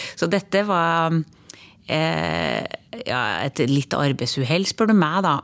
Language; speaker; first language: Norwegian; native; Norwegian